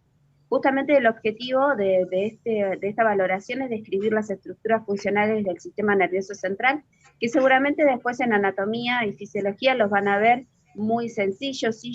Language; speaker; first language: Spanish; native; Spanish